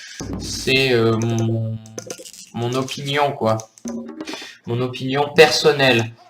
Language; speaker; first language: French; native; French